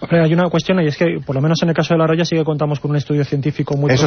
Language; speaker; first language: Spanish; native; Spanish